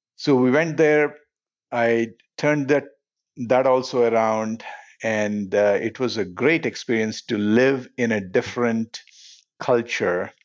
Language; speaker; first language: English; non-native, local second language; Telugu